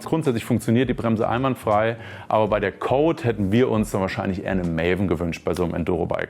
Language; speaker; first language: German; native; German